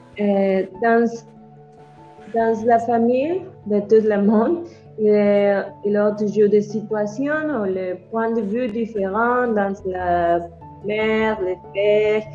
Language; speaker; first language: French; non-native, learner; Spanish